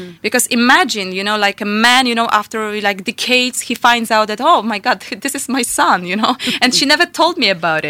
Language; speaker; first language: English; non-native, fluent; Polish